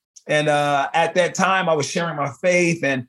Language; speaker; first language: English; native; English